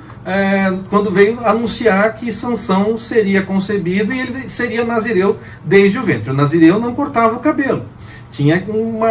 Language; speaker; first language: Portuguese; native; Portuguese